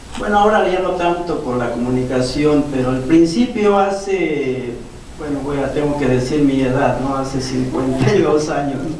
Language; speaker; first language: Spanish; non-native, local second language; Nahuatl languages